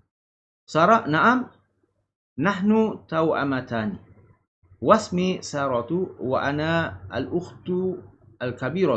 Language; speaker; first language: Arabic; non-native, fluent; Malay